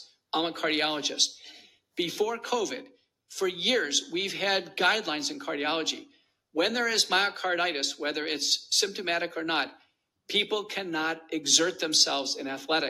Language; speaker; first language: English; native; English